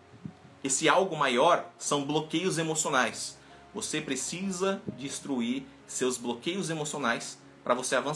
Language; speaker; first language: Portuguese; native; Portuguese